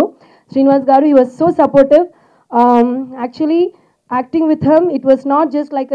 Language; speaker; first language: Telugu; non-native, learner; Malayalam